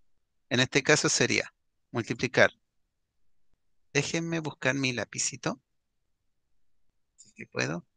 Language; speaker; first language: Spanish; native; Spanish